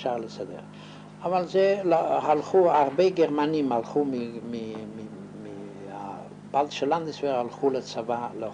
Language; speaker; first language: Hebrew; non-native, fluent; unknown